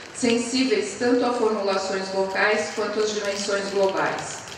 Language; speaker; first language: Portuguese; native; Portuguese